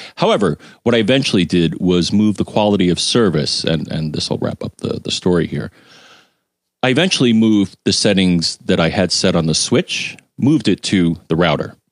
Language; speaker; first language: English; native; English